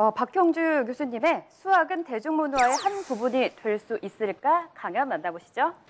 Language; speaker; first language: Korean; native; Korean